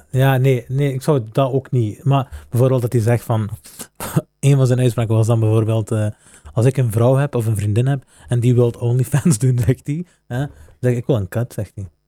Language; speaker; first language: Dutch; native; Dutch